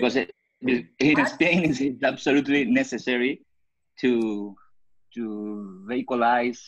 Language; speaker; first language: English; non-native, fluent; Spanish